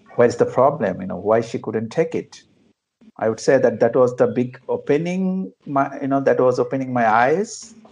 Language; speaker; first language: English; non-native, local second language; Bangla